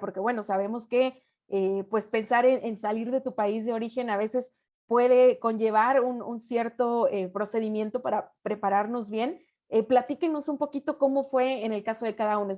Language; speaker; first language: Spanish; native; Spanish